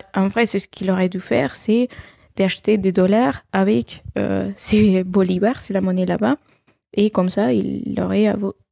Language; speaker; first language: French; non-native, fluent; Spanish